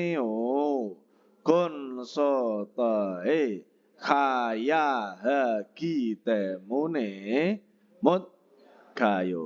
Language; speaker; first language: Korean; non-native, fluent; Indonesian